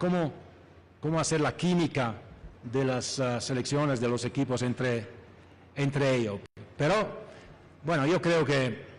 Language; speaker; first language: Spanish; non-native, fluent; Italian